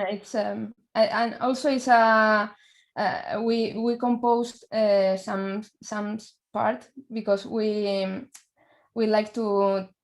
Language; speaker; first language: English; non-native, learner; Spanish